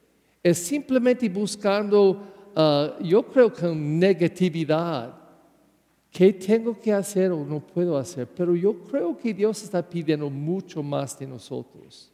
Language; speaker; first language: Spanish; non-native, learner; English